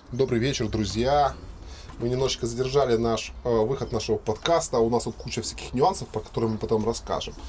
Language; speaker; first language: Russian; native; Russian